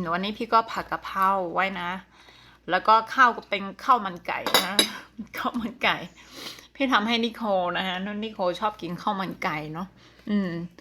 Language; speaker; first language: Thai; non-native, local second language; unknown